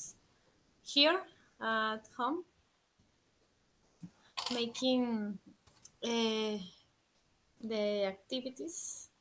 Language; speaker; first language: English; non-native, learner; Spanish